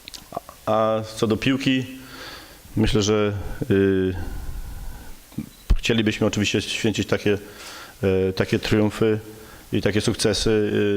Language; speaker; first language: Polish; native; Polish